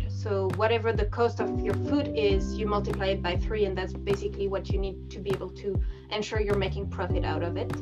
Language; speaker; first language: English; non-native, fluent; French